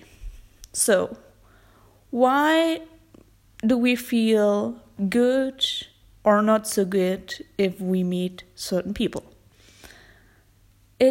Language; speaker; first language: English; non-native, fluent; German